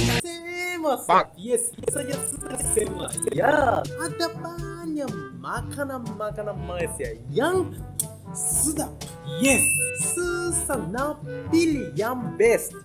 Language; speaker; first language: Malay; non-native, learner; Japanese